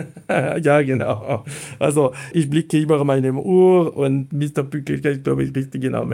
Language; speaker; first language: German; non-native, fluent; Italian